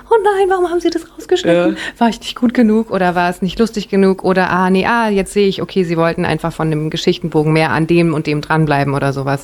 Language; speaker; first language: German; native; German